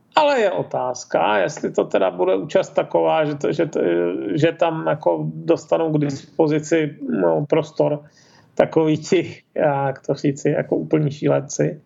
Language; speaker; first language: Czech; native; Czech